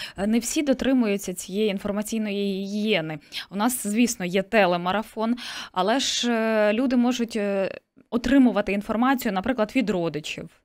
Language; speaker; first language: Ukrainian; native; Ukrainian